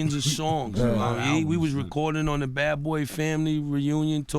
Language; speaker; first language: English; native; English